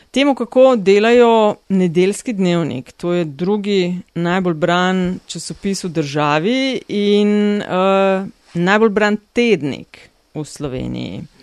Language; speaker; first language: Slovenian; native; Slovenian